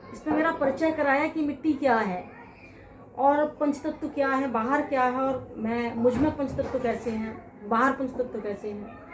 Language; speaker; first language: Hindi; native; Hindi